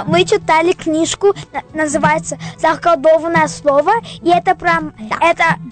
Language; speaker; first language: Russian; early bilingual, heritage; Russian